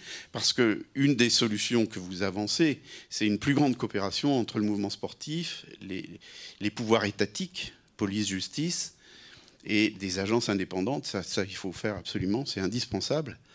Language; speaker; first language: French; native; French